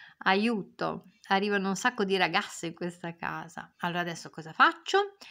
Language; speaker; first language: Italian; native; Italian